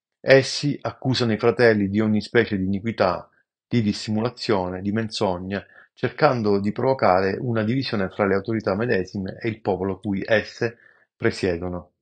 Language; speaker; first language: Italian; native; Italian